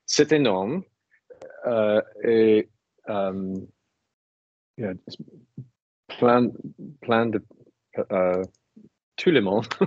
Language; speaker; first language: French; non-native, learner; English